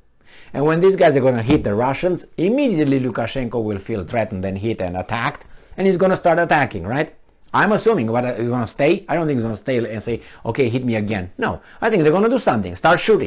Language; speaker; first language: English; non-native, fluent; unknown